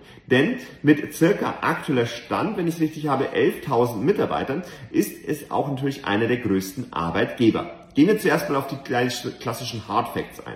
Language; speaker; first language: German; native; German